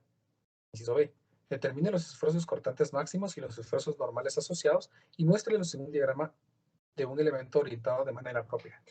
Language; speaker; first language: Spanish; native; Spanish